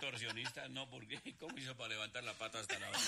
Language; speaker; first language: Spanish; native; Spanish